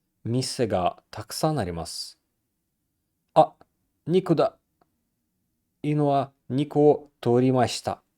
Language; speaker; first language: Japanese; non-native, learner; Russian